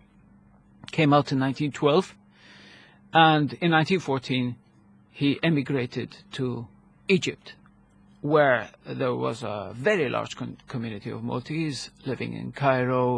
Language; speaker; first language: English; non-native, local second language; Maltese